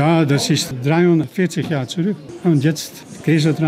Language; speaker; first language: German; non-native, learner; Dutch